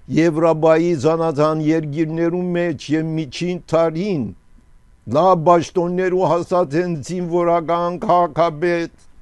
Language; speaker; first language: Armenian; early bilingual, heritage; Armenian